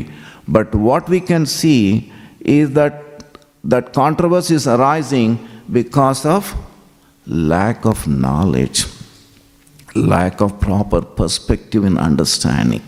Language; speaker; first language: English; non-native, local second language; Telugu